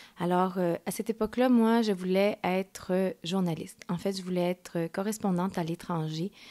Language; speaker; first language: French; early bilingual, other home language; Spanish